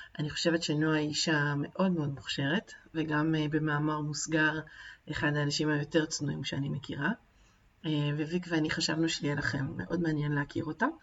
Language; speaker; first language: Hebrew; native; Hebrew